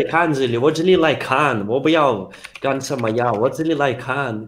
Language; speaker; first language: Chinese; non-native, learner; Russian